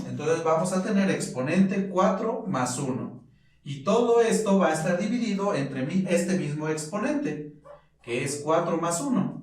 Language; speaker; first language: Spanish; native; Spanish